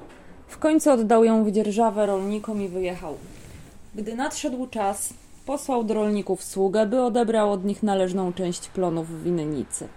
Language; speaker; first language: Polish; native; Polish